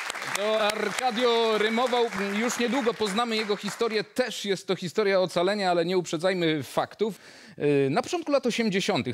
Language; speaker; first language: Polish; native; Polish